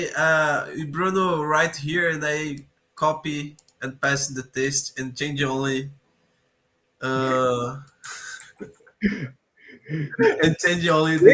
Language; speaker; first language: English; non-native, learner; Portuguese